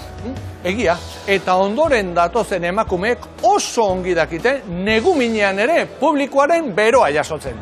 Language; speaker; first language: Basque; native; Basque